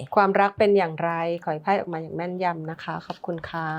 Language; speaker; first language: Thai; native; Thai